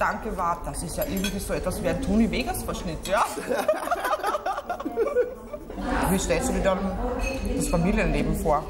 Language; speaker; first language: German; native; German